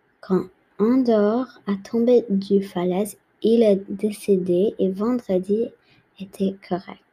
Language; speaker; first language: French; non-native, learner; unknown